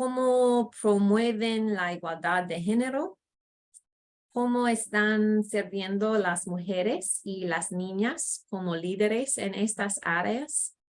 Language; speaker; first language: Spanish; non-native, fluent; English